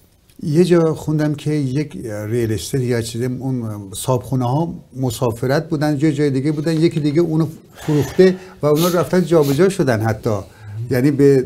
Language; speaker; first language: Persian; native; Persian